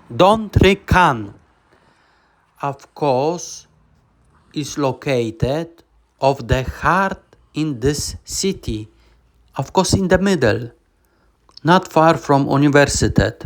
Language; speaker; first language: English; non-native, learner; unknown